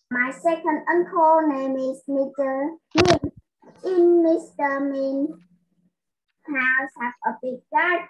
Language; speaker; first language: English; non-native, learner; Vietnamese